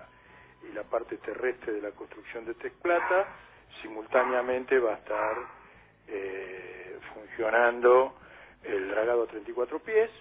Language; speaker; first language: Spanish; native; Spanish